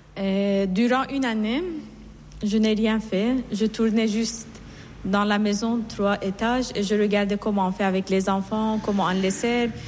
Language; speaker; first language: French; non-native, fluent; Persian